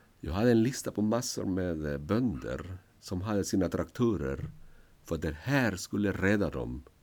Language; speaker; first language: Swedish; non-native, fluent; Spanish